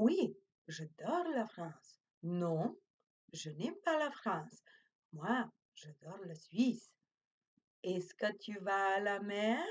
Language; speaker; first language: French; non-native, fluent; Macedonian